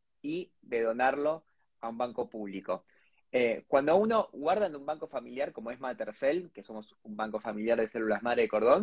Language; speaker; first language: Spanish; native; Spanish